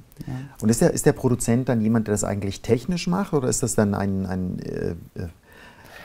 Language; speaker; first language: German; native; German